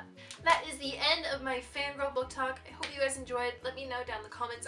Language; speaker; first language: English; native; English